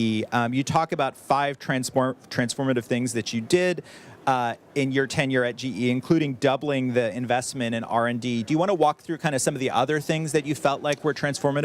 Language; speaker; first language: English; native; English